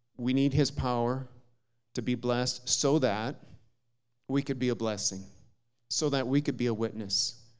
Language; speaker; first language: English; native; English